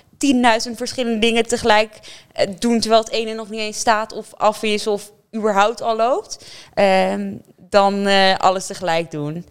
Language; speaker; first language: Dutch; native; Dutch